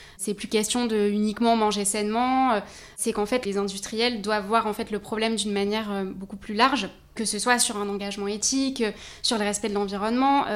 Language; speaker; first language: French; native; French